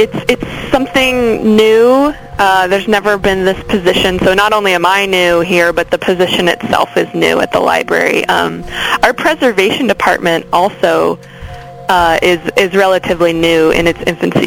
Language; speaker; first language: English; native; English